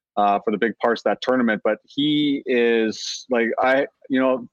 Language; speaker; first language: English; native; English